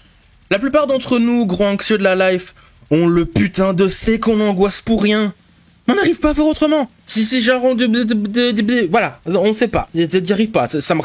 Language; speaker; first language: French; native; French